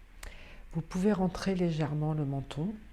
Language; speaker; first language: French; native; French